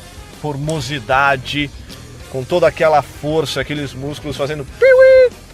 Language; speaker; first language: Portuguese; native; Portuguese